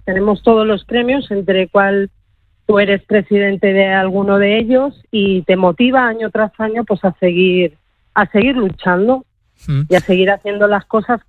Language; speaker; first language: Spanish; native; Spanish